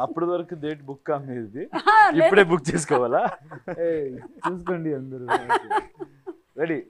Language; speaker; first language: Telugu; non-native, fluent; Kannada